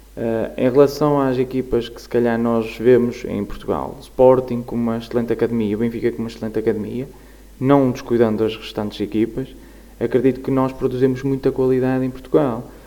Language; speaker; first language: Portuguese; native; Portuguese